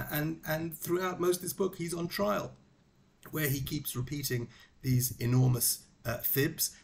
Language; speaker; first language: English; native; English